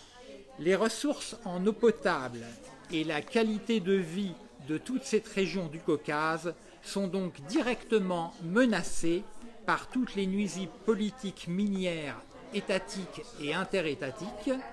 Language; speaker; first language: French; native; French